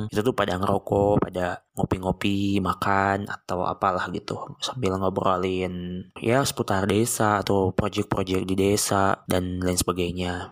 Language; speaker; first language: Indonesian; non-native, local second language; Sundanese